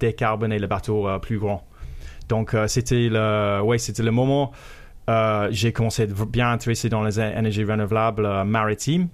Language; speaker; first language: French; non-native, fluent; English